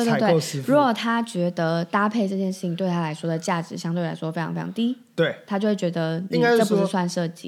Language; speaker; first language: Chinese; native; Chinese